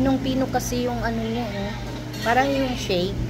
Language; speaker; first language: Filipino; native; Filipino